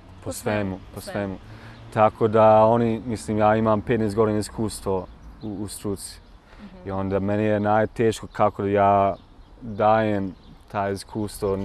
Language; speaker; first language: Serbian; non-native, learner; English